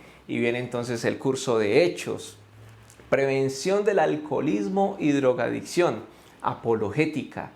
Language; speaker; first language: Spanish; native; Spanish